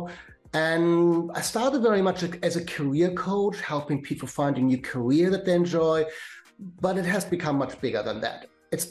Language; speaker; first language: English; non-native, fluent; German